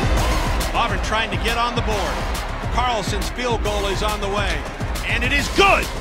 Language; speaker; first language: English; native; English